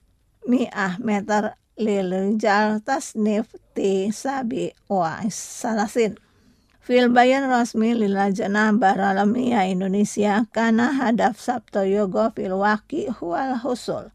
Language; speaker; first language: Arabic; non-native, fluent; Indonesian